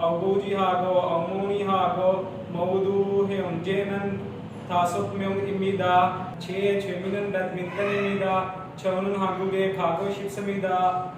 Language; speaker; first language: Korean; non-native, learner; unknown